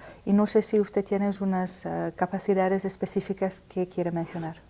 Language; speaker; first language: Spanish; non-native, fluent; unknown